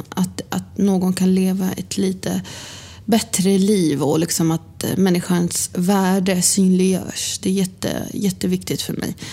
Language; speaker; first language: Swedish; early bilingual, other home language; Arabic